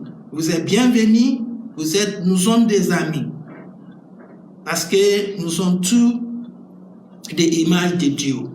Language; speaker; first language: French; non-native, learner; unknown